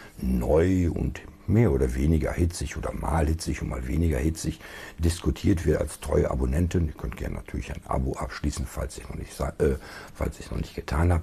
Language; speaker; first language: German; native; German